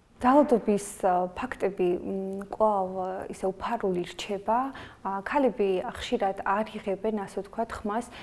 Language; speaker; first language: Georgian; native; Georgian